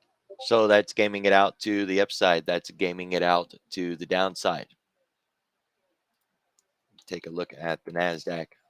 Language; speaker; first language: English; native; English